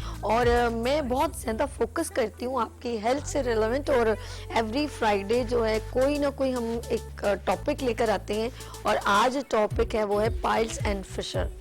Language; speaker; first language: Urdu; native; Urdu